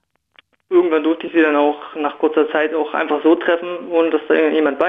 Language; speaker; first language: German; native; German